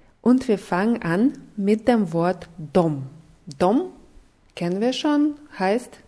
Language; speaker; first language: German; non-native, fluent; Russian